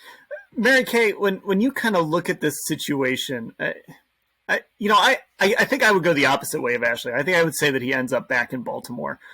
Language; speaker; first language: English; native; English